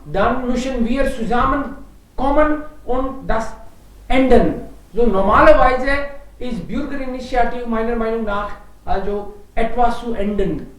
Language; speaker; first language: German; non-native, fluent; Hindi